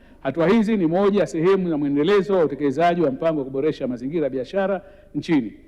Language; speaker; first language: Swahili; native; Swahili